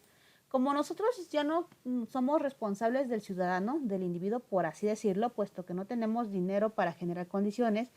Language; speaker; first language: Spanish; native; Spanish